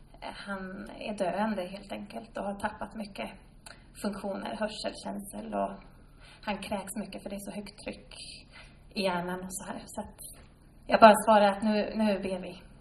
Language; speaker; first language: Swedish; native; Swedish